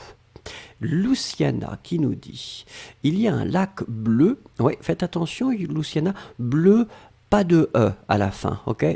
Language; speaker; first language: French; native; French